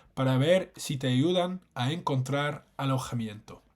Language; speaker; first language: Spanish; non-native, fluent; English